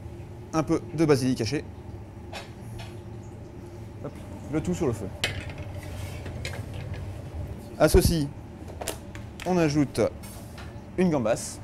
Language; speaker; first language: French; native; French